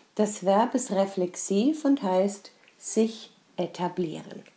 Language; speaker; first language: German; native; German